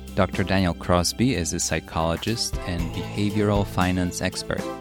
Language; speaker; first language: English; early bilingual, other home language; Polish